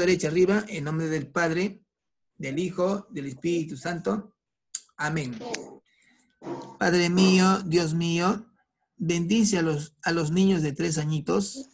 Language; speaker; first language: Spanish; native; Spanish